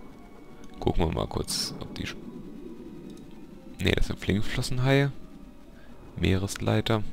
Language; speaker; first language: German; native; German